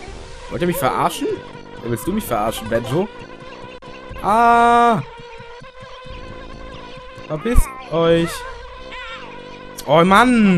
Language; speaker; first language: German; native; German